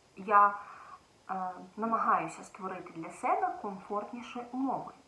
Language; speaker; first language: Ukrainian; native; Ukrainian